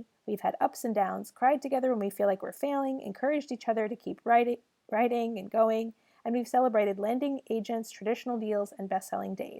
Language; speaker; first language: English; native; English